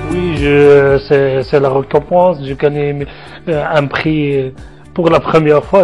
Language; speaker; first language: French; non-native, learner; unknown